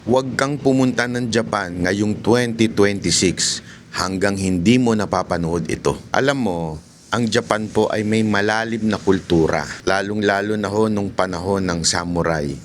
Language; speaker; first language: Filipino; native; Filipino